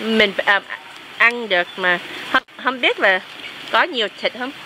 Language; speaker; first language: Vietnamese; early bilingual, heritage; Vietnamese